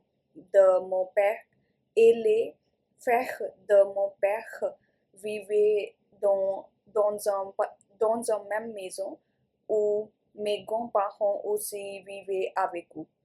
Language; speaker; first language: French; non-native, learner; Punjabi